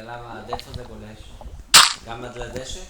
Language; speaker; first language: Hebrew; native; Hebrew